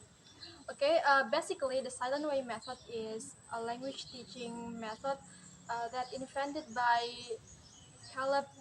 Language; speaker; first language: English; non-native, learner; Indonesian